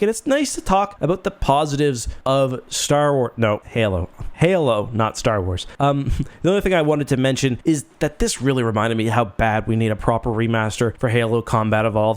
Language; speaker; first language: English; native; English